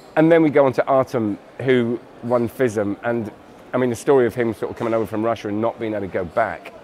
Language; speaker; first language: English; native; English